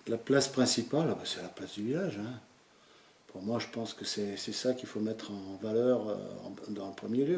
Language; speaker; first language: French; native; French